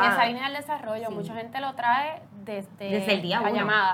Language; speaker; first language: Spanish; native; Spanish